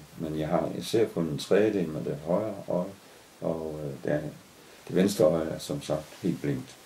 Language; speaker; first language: Danish; native; Danish